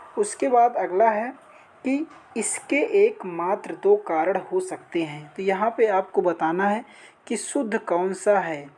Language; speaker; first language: Hindi; native; Hindi